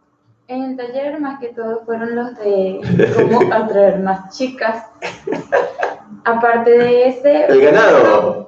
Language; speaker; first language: Spanish; native; Spanish